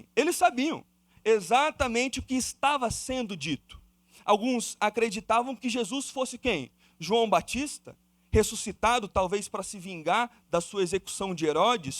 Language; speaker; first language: Portuguese; native; Portuguese